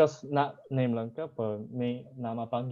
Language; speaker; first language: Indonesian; non-native, learner; Korean